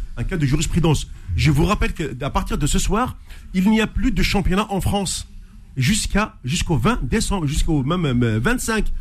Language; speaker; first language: French; non-native, local second language; Arabic